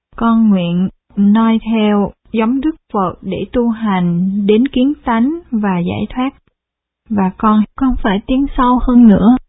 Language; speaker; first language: Vietnamese; early bilingual, heritage; Vietnamese